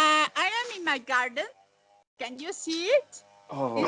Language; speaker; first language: English; non-native, learner; Spanish